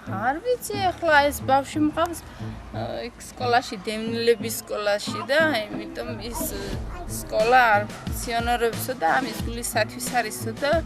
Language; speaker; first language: Georgian; non-native, local second language; Mingrelian